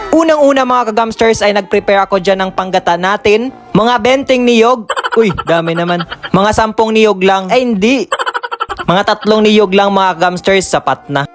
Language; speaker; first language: Filipino; non-native, local second language; Hiligaynon